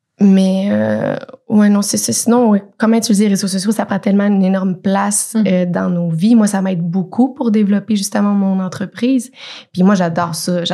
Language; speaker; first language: French; native; French